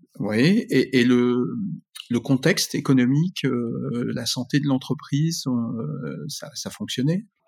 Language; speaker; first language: French; native; French